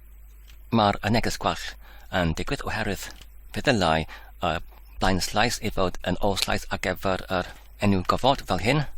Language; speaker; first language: Welsh; non-native, learner; English